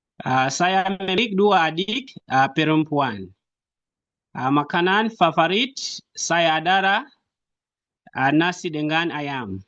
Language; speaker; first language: Indonesian; non-native, learner; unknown